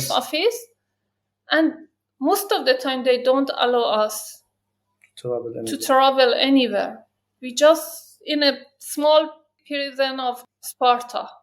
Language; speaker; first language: English; non-native, learner; Persian